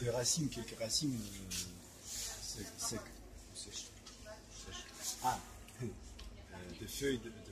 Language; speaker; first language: French; non-native, fluent; Russian